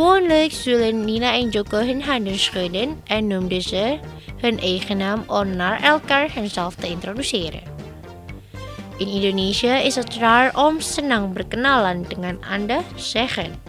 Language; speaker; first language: Dutch; non-native, fluent; Indonesian